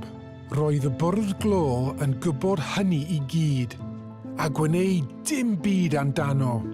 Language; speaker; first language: Welsh; native; Welsh